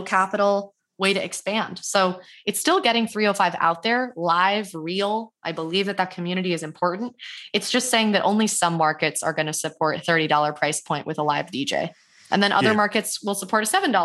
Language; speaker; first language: English; native; English